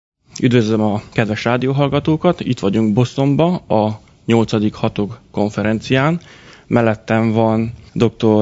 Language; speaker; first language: Hungarian; native; Hungarian